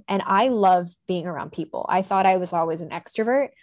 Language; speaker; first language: English; non-native, local second language; Japanese